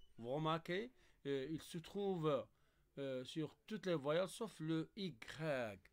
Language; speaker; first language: French; non-native, local second language; Arabic